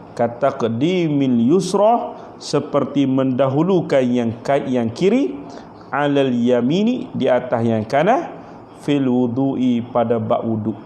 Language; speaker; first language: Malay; native; Malay